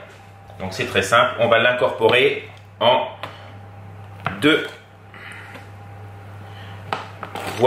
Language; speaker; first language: French; native; French